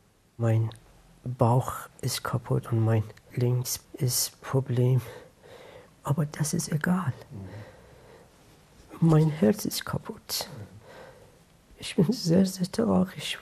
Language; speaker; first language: German; non-native, learner; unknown